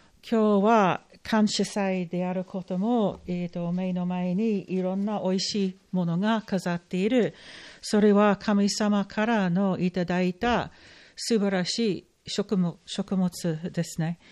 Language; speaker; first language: Japanese; non-native, fluent; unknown